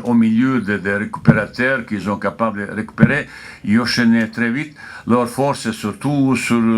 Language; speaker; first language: French; non-native, fluent; Bosnian